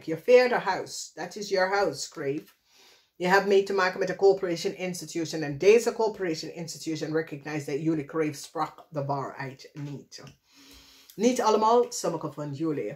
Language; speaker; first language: Dutch; non-native, fluent; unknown